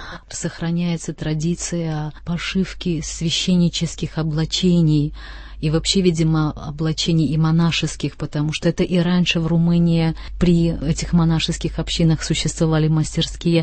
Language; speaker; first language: Russian; native; Russian